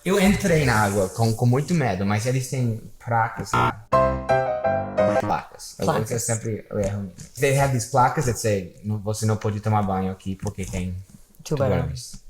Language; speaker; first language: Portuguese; non-native, fluent; English